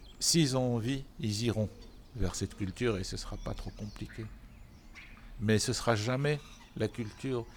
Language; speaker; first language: French; non-native, local second language; Arabic